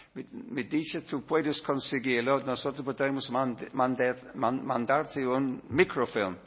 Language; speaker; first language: Spanish; non-native, learner; English